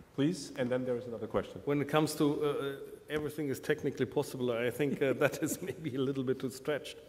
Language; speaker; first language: English; non-native, fluent; German